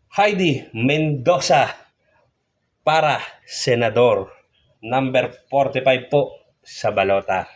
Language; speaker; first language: Filipino; native; Filipino